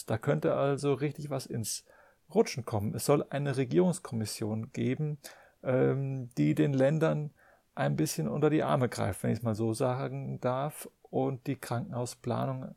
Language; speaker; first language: German; native; German